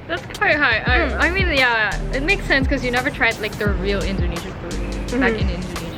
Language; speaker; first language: English; non-native, fluent; Indonesian